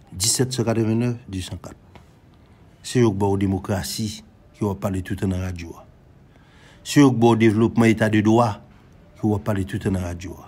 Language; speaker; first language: French; non-native, local second language; Haitian Creole